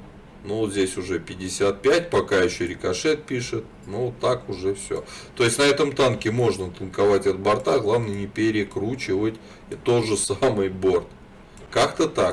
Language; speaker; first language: Russian; native; Russian